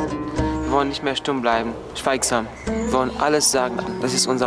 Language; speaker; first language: German; non-native, fluent; Arabic